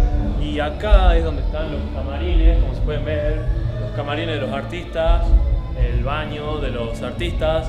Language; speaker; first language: Spanish; native; Spanish